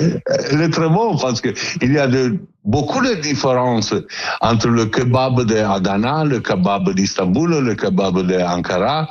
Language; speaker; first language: French; non-native, learner; Italian